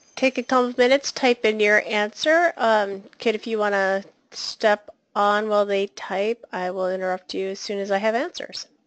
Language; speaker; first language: English; native; English